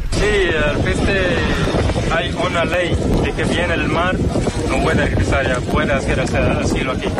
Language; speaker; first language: Spanish; non-native, learner; Arabic